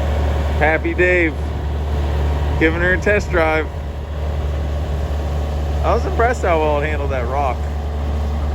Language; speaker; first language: English; native; English